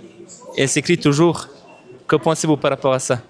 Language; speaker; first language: French; non-native, fluent; Bosnian